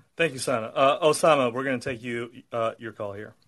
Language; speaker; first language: English; native; English